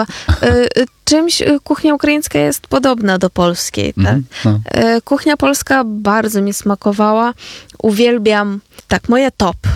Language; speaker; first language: Polish; non-native, fluent; Ukrainian